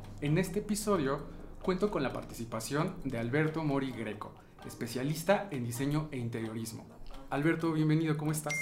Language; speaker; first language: Spanish; native; Spanish